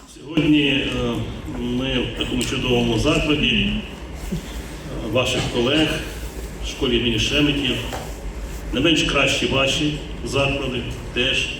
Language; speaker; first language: Ukrainian; native; Ukrainian